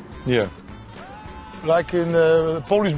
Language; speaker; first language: English; non-native, learner; Polish